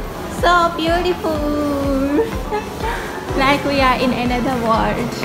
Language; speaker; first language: English; non-native, learner; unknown